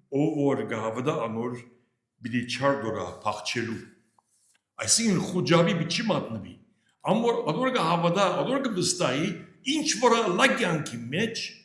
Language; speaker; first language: Armenian; early bilingual, heritage; Armenian